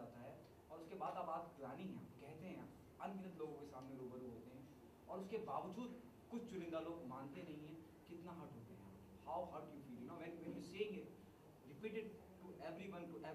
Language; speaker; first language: Hindi; native; Hindi